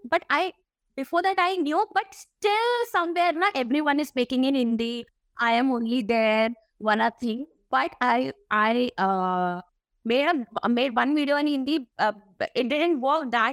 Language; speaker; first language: English; non-native, local second language; Malayalam